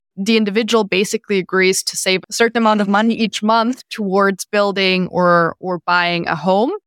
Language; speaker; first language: English; non-native, fluent; German